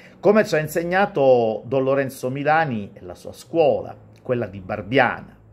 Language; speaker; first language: Italian; native; Italian